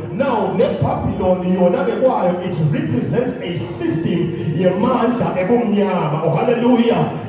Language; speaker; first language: Zulu; non-native, local second language; Swati